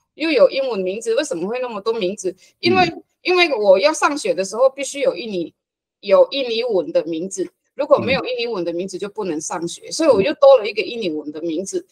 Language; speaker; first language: Chinese; non-native, fluent; Hakka Chinese